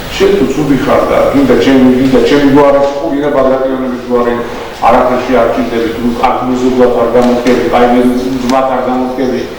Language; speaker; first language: Georgian; non-native, local second language; Azerbaijani